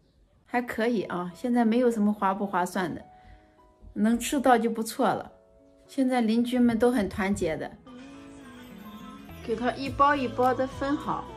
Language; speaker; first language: Chinese; native; Chinese